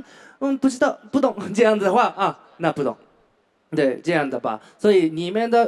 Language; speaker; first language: Chinese; non-native, learner; Japanese